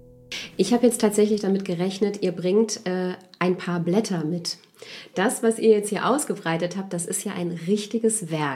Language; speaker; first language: German; native; German